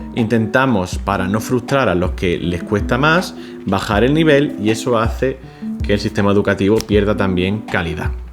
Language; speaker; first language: Spanish; native; Spanish